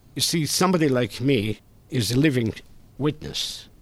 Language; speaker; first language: English; non-native, fluent; Hungarian